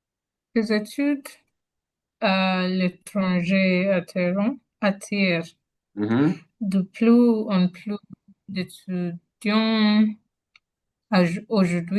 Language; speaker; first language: French; non-native, learner; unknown